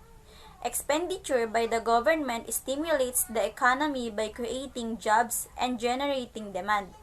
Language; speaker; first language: English; non-native, local second language; Filipino